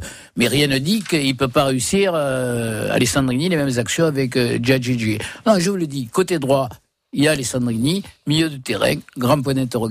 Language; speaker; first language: French; native; French